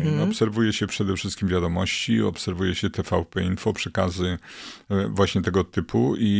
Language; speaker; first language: Polish; native; Polish